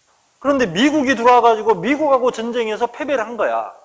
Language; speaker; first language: Korean; native; Korean